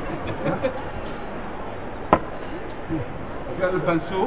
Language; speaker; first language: English; non-native, fluent; French